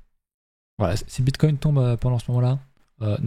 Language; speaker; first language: French; native; French